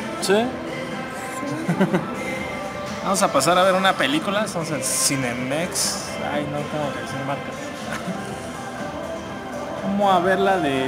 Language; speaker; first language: Spanish; native; Spanish